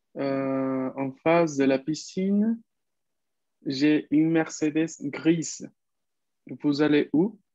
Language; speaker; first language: French; non-native, fluent; Spanish